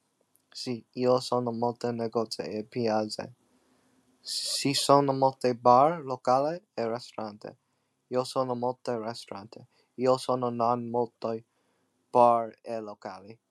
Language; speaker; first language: Italian; non-native, learner; English